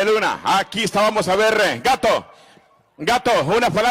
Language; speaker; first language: Spanish; native; Spanish